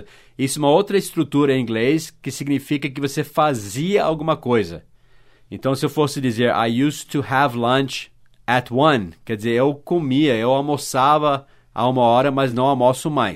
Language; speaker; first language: Portuguese; non-native, fluent; English